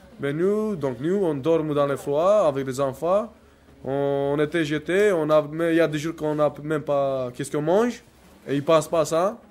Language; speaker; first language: French; non-native, learner; Romany